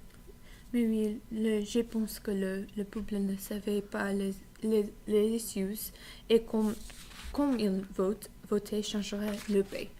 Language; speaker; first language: French; non-native, learner; English